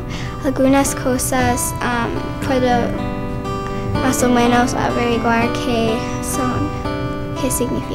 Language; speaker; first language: Spanish; non-native, learner; English